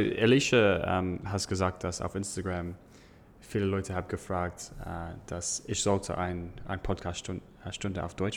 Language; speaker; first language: German; non-native, learner; English